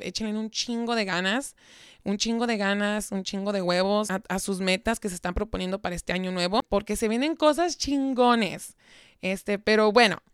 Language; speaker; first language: Spanish; early bilingual, heritage; Spanish